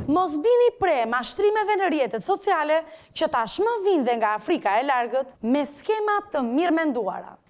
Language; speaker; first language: Albanian; native; Albanian